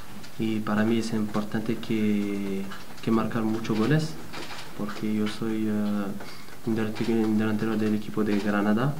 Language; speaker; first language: Spanish; non-native, learner; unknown